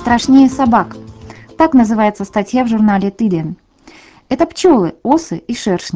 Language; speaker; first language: Russian; native; Russian